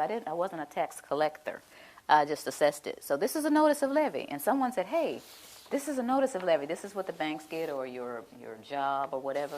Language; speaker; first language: English; native; English